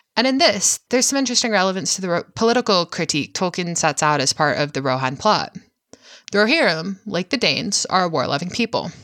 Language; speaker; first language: English; native; English